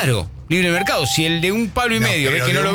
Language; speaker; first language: Spanish; native; Spanish